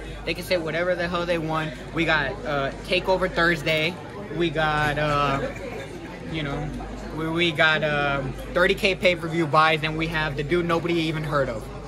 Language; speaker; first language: English; early bilingual, other home language; Spanish